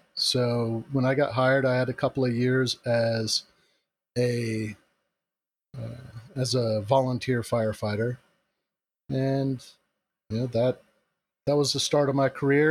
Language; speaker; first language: English; native; English